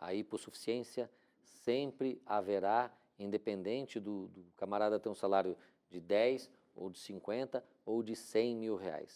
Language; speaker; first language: Portuguese; native; Portuguese